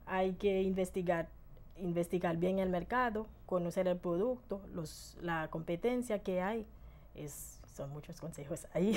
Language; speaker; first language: Spanish; non-native, fluent; Haitian Creole